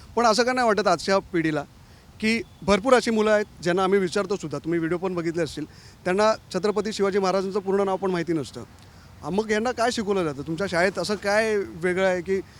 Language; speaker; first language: Marathi; native; Marathi